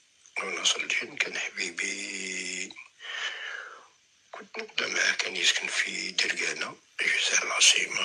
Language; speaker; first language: Arabic; native; Arabic